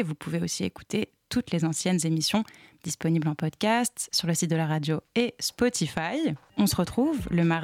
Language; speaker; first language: French; native; French